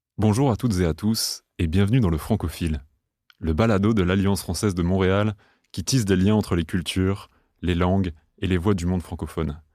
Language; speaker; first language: French; native; French